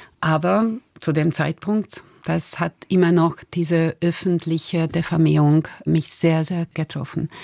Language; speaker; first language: German; non-native, fluent; Hungarian